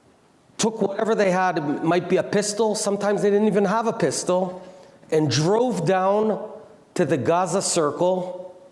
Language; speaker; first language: English; non-native, local second language; Hebrew